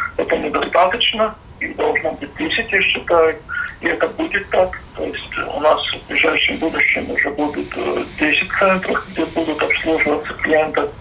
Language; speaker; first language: Russian; non-native, local second language; Latvian